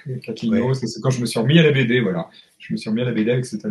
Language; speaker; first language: French; native; French